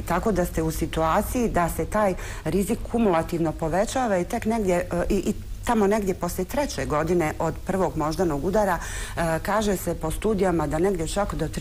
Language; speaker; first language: Bosnian; native; Bosnian